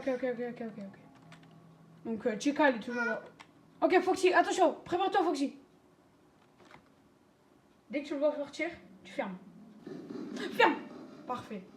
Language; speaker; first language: French; native; French